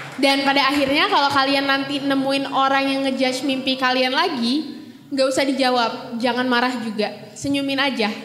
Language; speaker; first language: Indonesian; native; Indonesian